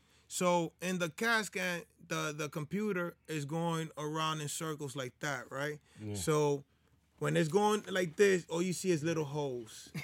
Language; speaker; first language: English; early bilingual, other home language; Spanish